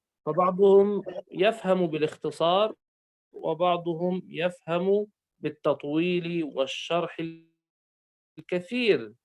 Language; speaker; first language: Arabic; native; Arabic